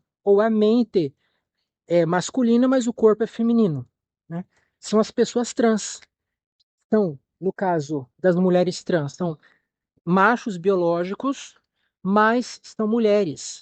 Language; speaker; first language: Portuguese; native; Portuguese